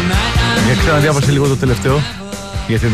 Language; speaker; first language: Greek; native; Greek